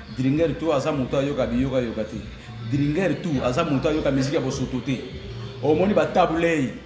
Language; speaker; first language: Lingala; native; Lingala